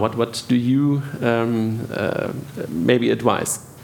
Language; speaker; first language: English; non-native, fluent; German